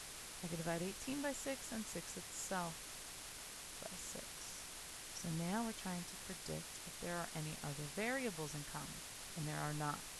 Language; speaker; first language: English; native; English